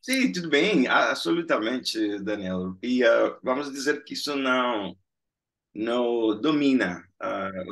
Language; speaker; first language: Portuguese; non-native, fluent; Spanish